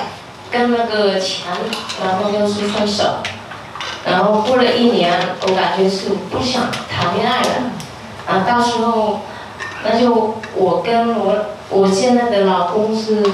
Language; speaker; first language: Chinese; non-native, fluent; Vietnamese